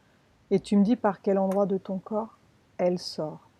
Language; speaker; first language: French; native; French